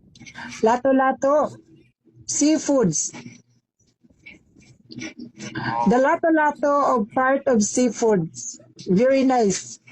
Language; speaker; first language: English; non-native, learner; Filipino